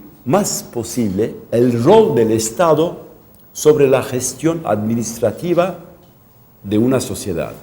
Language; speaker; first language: Spanish; non-native, local second language; Kurdish